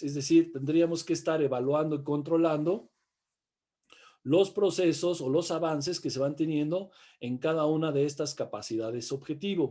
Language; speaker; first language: Spanish; native; Spanish